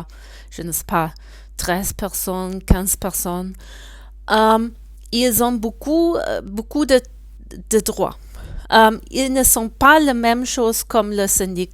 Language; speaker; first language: French; non-native, learner; German